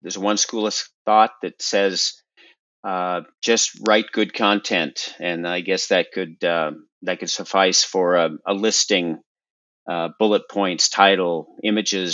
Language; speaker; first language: English; native; English